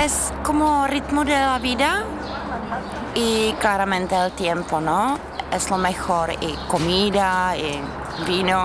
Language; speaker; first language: Spanish; non-native, learner; Czech